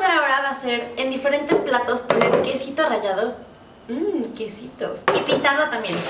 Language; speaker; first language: Spanish; native; Spanish